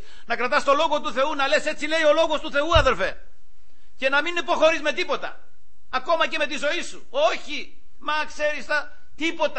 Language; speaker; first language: Greek; native; Greek